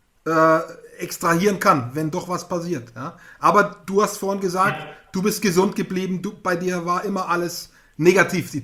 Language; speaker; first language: German; native; German